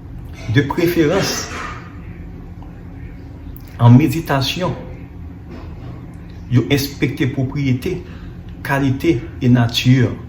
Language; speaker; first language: French; non-native, local second language; Haitian Creole